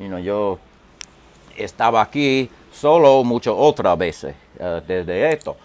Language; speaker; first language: Spanish; non-native, learner; English